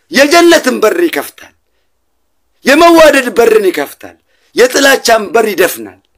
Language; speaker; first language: Amharic; non-native, local second language; Oromo